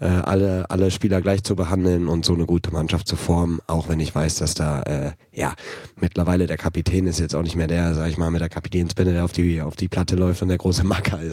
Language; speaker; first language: German; native; German